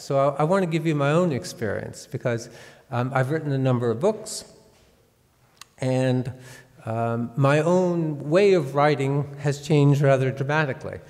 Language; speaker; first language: English; native; English